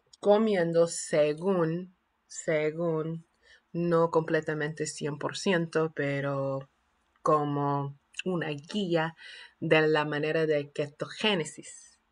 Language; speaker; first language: Spanish; non-native, fluent; English